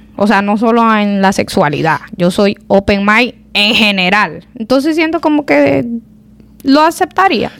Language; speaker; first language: Spanish; native; Spanish